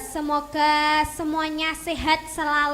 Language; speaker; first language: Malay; non-native, local second language; Javanese